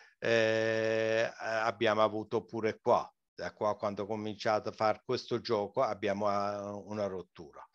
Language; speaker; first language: Italian; non-native, fluent; Persian